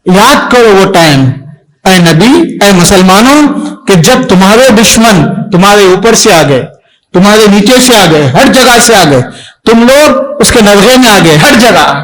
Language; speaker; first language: Urdu; native; Urdu